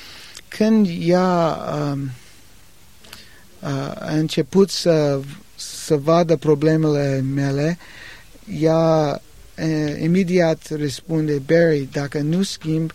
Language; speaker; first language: Romanian; non-native, learner; English